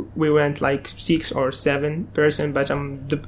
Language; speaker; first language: English; non-native, fluent; Arabic